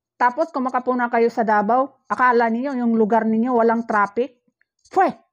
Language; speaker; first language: Filipino; non-native, local second language; Cebuano